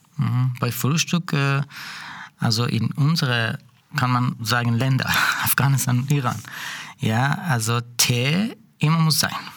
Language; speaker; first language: German; non-native, learner; Persian